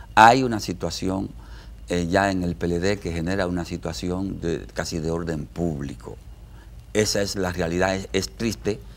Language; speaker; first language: Spanish; native; Spanish